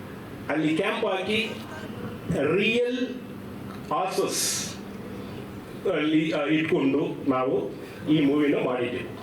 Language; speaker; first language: Kannada; non-native, learner; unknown